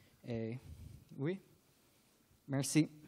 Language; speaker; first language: French; non-native, learner; English